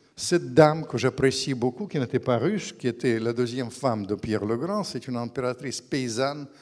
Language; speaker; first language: French; non-native, fluent; Ukrainian